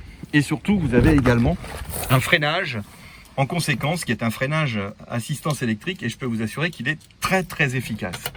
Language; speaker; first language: French; native; French